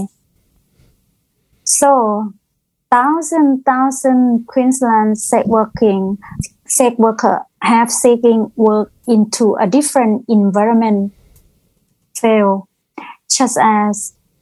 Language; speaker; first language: English; non-native, learner; Thai